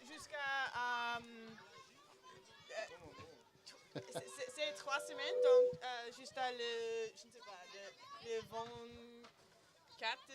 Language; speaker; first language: French; non-native, learner; English